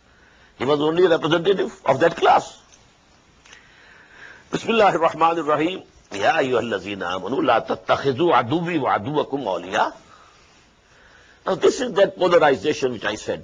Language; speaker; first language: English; non-native, local second language; Urdu